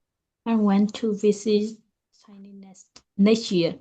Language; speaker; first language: English; non-native, learner; Burmese